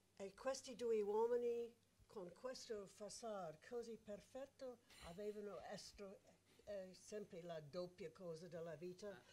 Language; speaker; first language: Italian; non-native, learner; English